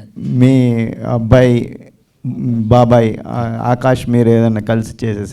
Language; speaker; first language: Telugu; native; Telugu